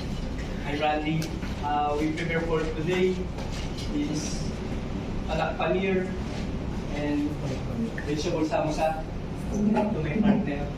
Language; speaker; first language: English; non-native, local second language; Filipino